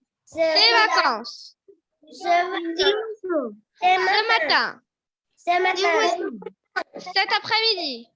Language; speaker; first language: French; non-native, fluent; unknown